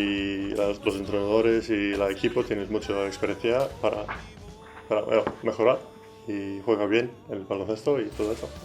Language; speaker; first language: Spanish; non-native, learner; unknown